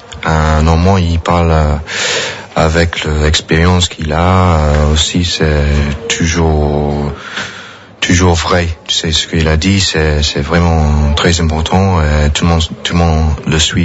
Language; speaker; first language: French; non-native, fluent; English